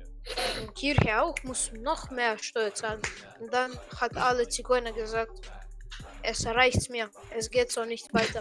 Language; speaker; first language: German; non-native, learner; Croatian